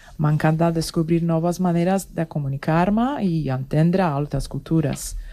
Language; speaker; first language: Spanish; non-native, fluent; Portuguese